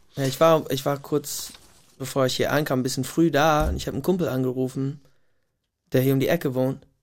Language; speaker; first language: German; non-native, fluent; English